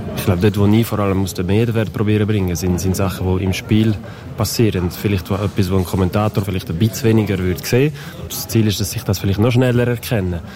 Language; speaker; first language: German; non-native, local second language; French